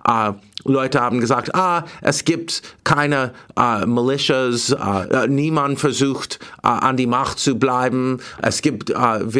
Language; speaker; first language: German; non-native, fluent; English